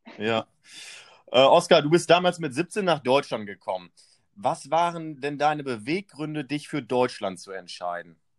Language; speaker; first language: German; native; German